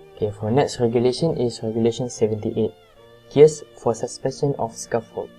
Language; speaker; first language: English; non-native, local second language; Malay